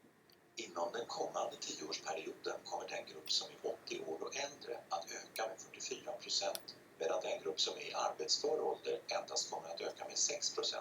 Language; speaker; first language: Swedish; native; Swedish